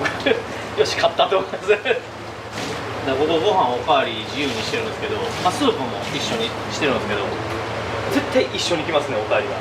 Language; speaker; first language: Japanese; native; Japanese